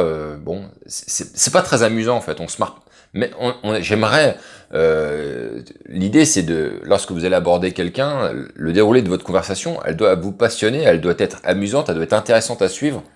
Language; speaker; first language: French; native; French